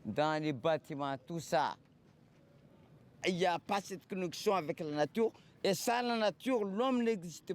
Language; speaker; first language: French; non-native, local second language; Comorian